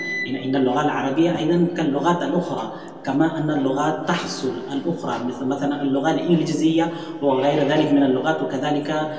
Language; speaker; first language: Arabic; non-native, fluent; Urdu